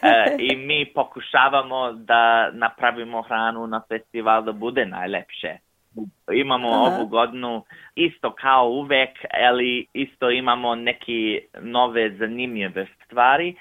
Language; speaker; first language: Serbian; early bilingual, heritage; English